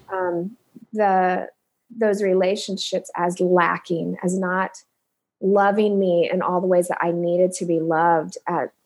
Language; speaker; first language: English; native; English